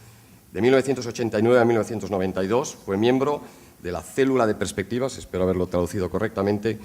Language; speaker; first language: Spanish; native; Spanish